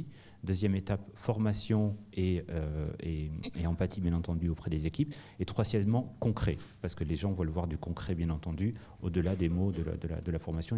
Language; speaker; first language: French; native; French